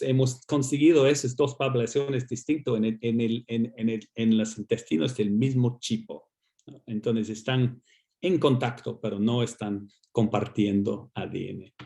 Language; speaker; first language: Spanish; non-native, fluent; English